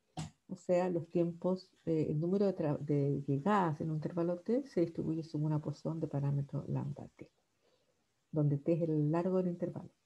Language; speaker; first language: Spanish; native; Spanish